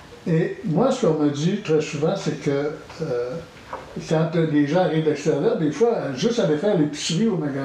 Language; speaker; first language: French; native; French